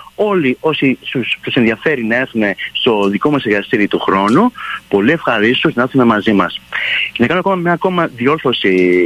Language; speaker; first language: Greek; early bilingual, heritage; Greek